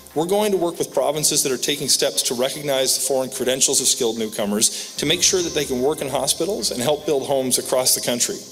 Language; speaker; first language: English; native; English